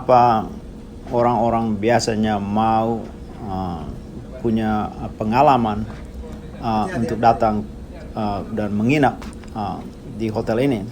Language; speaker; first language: Indonesian; non-native, local second language; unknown